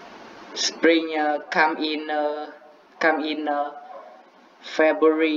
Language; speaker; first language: English; non-native, learner; Vietnamese